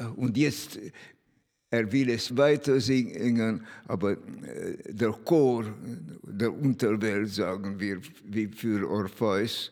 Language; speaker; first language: German; non-native, fluent; Hungarian